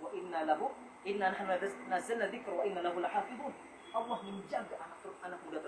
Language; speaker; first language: Indonesian; native; Indonesian